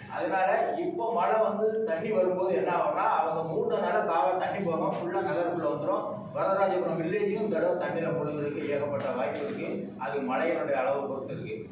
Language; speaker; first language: Tamil; native; Tamil